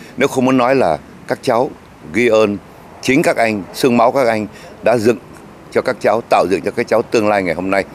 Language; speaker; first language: Vietnamese; native; Vietnamese